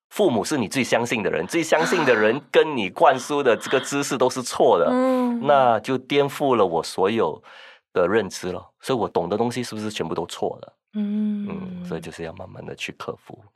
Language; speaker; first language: Chinese; non-native, local second language; Min Nan Chinese